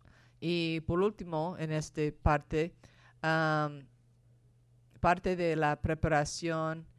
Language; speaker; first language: Spanish; non-native, fluent; English